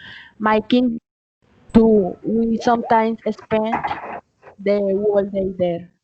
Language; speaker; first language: English; non-native, learner; Spanish